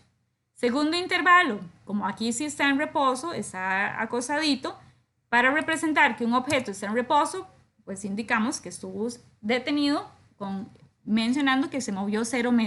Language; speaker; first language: Spanish; native; Spanish